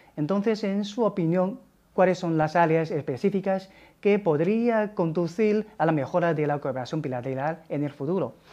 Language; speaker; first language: Spanish; non-native, fluent; Chinese